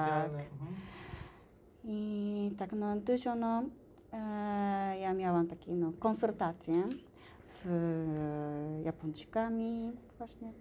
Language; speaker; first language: Polish; non-native, learner; Japanese